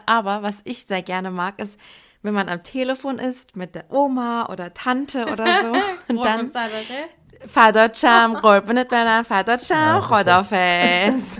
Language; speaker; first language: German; early bilingual, other home language; Persian